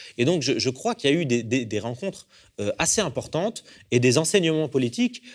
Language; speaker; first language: French; early bilingual, other home language; Arabic